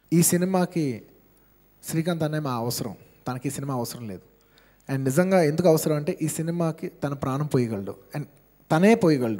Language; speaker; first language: Telugu; native; Telugu